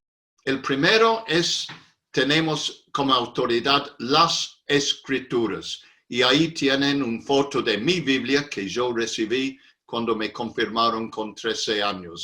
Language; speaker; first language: Spanish; non-native, fluent; English